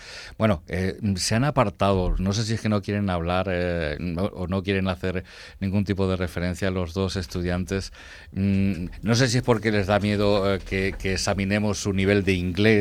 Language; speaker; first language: Spanish; native; Spanish